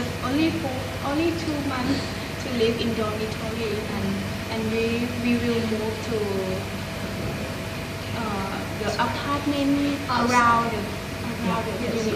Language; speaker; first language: English; non-native, learner; Thai